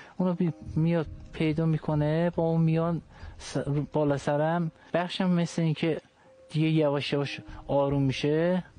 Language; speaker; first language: Persian; non-native, local second language; Azerbaijani